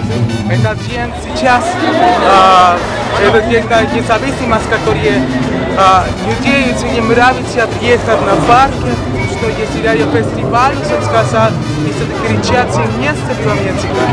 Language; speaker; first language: Russian; non-native, learner; Spanish